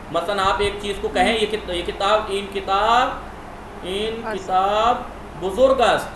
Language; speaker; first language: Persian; non-native, fluent; Urdu